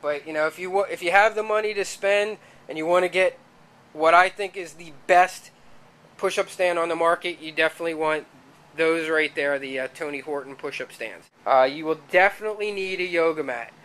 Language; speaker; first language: English; native; English